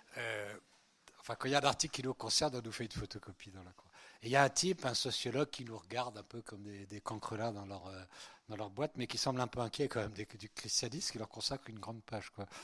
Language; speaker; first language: French; early bilingual, other home language; Spanish